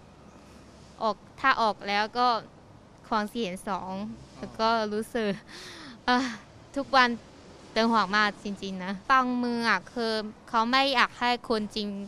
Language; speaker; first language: Thai; non-native, learner; Chinese